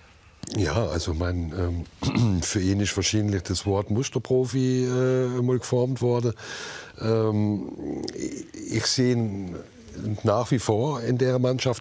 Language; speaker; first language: German; native; German